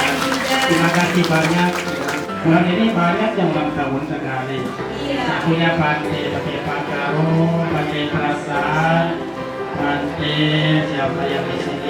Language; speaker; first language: Indonesian; non-native, learner; Thai